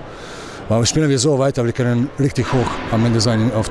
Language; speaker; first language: German; non-native, learner; Croatian